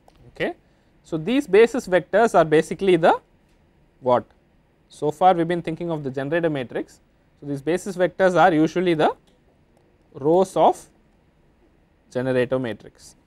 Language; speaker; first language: English; non-native, local second language; Tamil